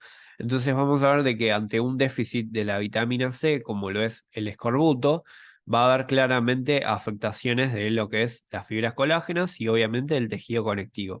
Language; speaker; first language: Spanish; native; Spanish